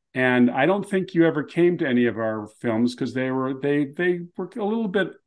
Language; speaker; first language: English; native; English